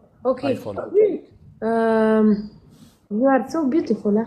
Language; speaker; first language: English; non-native, learner; Arabic